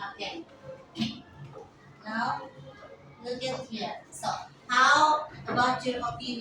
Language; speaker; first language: English; non-native, learner; Indonesian